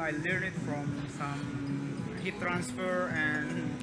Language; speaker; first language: English; non-native, learner; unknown